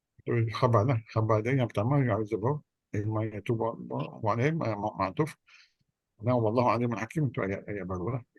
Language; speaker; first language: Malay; native; Malay